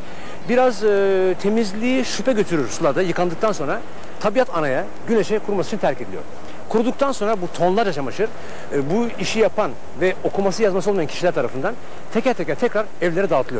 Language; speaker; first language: Turkish; native; Turkish